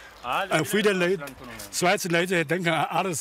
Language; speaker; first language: German; non-native, learner; Chinese